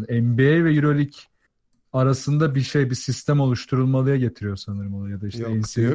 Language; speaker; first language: Turkish; native; Turkish